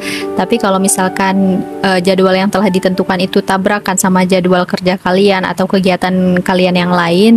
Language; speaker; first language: Indonesian; native; Indonesian